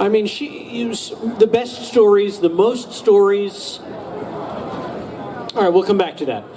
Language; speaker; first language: English; native; English